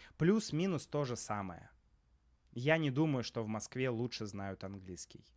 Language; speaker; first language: Russian; native; Russian